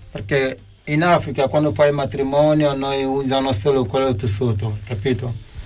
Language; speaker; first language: Italian; non-native, learner; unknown